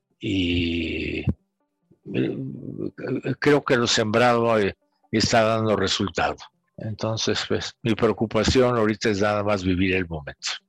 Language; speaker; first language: Spanish; native; Spanish